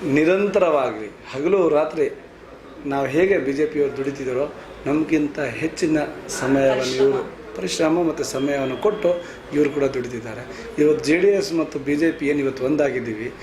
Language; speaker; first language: Kannada; non-native, local second language; Lambadi